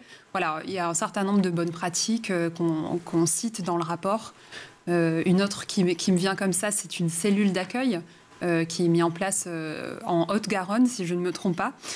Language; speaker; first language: French; native; French